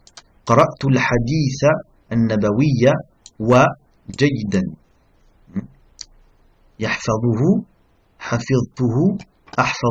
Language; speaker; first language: Arabic; non-native, fluent; French